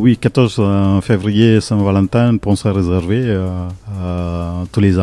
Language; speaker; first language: French; non-native, learner; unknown